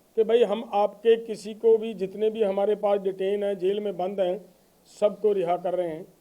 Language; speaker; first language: Hindi; non-native, local second language; Punjabi